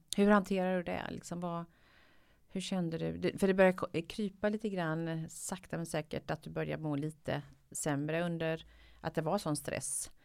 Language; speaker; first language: Swedish; native; Swedish